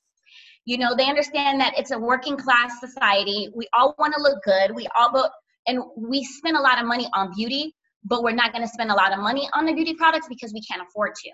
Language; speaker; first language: English; native; English